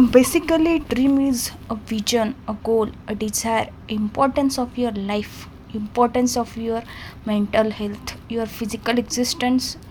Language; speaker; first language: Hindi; non-native, local second language; Marathi